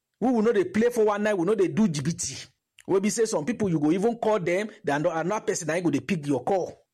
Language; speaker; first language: Nigerian Pidgin; non-native, local second language; Yoruba